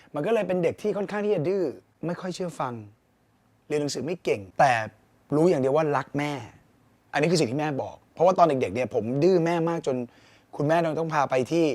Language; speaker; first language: Thai; native; Thai